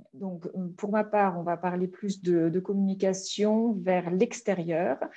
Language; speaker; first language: French; native; French